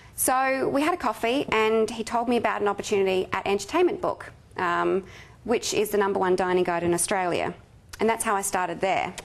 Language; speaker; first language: English; native; English